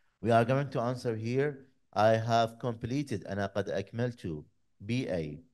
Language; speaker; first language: English; non-native, fluent; Arabic